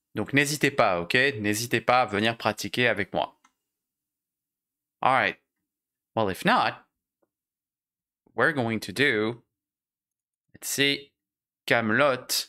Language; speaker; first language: French; native; French